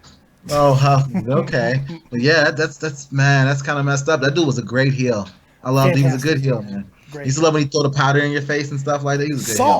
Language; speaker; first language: English; native; English